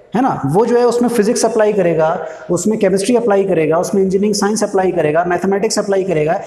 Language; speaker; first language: Hindi; native; Hindi